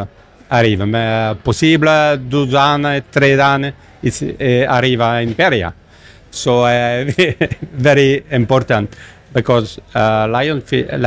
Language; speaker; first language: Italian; non-native, learner; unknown